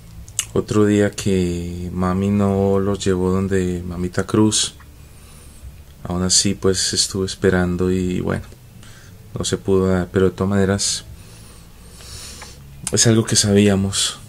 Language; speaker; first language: Spanish; native; Spanish